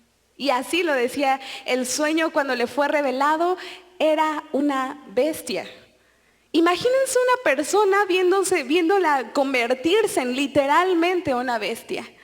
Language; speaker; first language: Spanish; native; Spanish